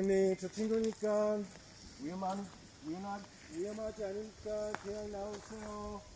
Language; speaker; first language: Korean; early bilingual, heritage; Korean